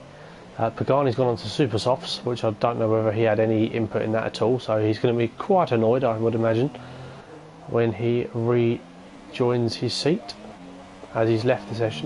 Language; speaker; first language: English; native; English